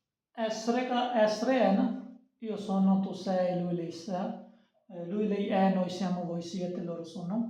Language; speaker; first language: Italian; non-native, learner; Urdu